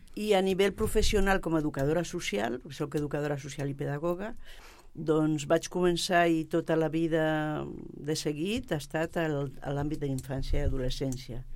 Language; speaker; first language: Catalan; non-native, local second language; Spanish